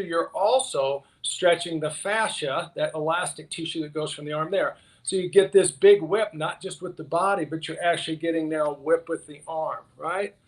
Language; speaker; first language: English; native; English